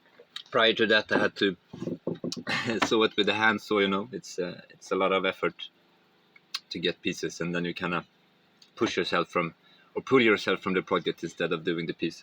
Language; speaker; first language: English; non-native, fluent; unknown